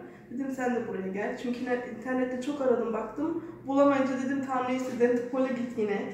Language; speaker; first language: Turkish; early bilingual, heritage; Turkish